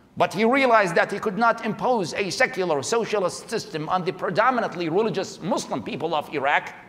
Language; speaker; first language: English; non-native, fluent; Arabic